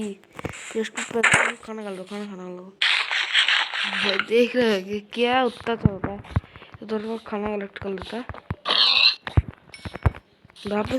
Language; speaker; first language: Hindi; non-native, local second language; Bangla